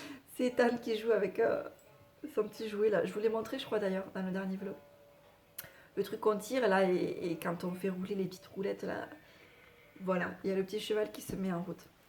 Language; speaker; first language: French; native; French